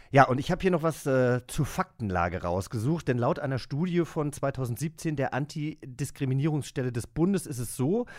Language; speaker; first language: German; native; German